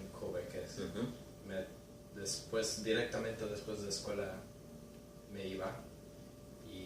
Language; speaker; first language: Spanish; early bilingual, heritage; Spanish